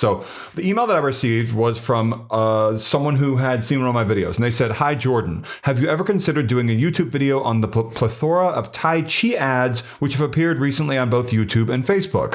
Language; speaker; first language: English; native; English